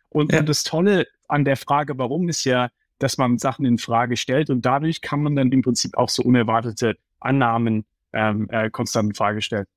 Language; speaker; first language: German; native; German